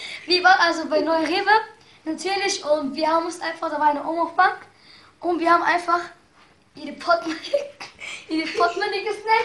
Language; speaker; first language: German; early bilingual, other home language; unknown